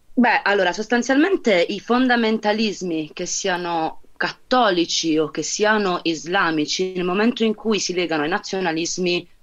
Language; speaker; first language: Italian; native; Italian